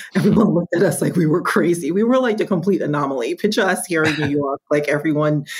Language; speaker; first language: English; native; English